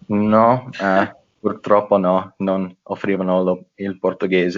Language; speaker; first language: Italian; non-native, fluent; English